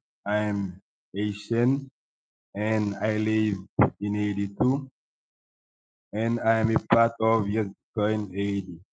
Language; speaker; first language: English; non-native, local second language; Haitian Creole